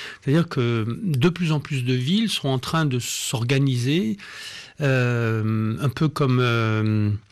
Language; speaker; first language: French; native; French